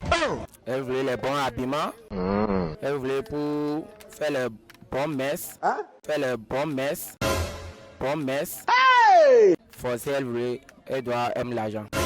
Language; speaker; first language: French; non-native, local second language; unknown